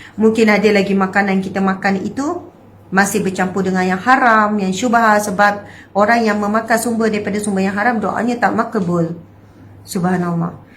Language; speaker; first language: Malay; native; Malay